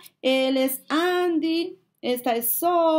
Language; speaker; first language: Spanish; native; Spanish